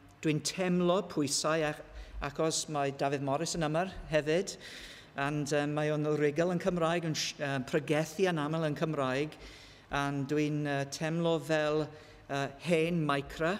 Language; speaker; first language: Welsh; non-native, learner; English